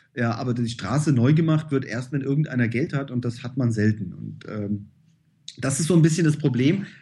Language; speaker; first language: German; native; German